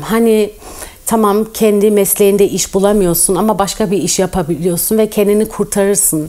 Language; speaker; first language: Turkish; early bilingual, heritage; Turkish